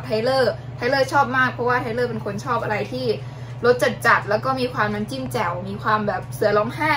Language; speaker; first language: Thai; native; Thai